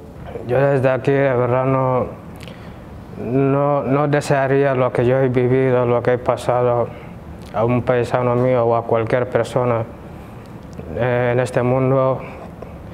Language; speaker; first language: Spanish; non-native, fluent; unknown